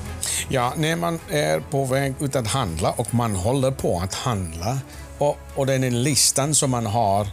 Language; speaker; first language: Swedish; non-native, fluent; Afrikaans